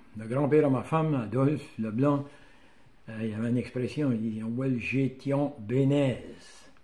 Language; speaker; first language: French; native; French